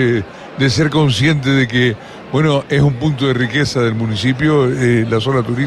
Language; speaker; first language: Spanish; native; Spanish